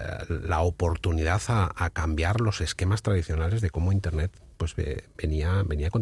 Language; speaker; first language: Spanish; native; Spanish